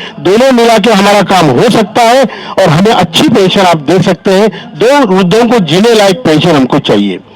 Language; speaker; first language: Hindi; non-native, local second language; Marathi